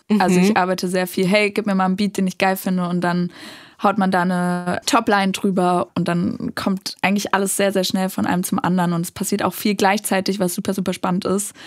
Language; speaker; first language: German; native; German